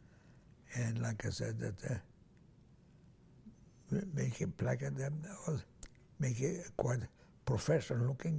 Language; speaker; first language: English; non-native, fluent; Romanian